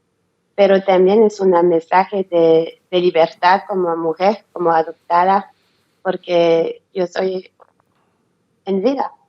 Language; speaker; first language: Spanish; non-native, learner; French